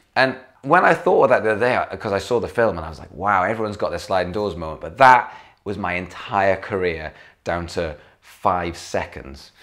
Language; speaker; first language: English; native; English